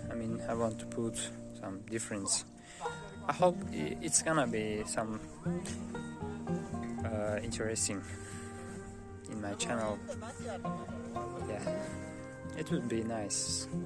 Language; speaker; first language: English; non-native, learner; Uzbek